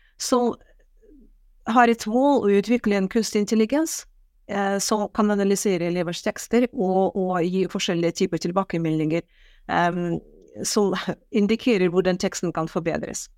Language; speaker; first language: Norwegian; non-native, fluent; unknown